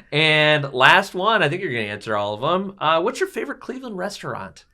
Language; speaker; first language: English; native; English